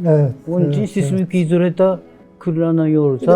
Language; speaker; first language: Turkish; non-native, learner; Japanese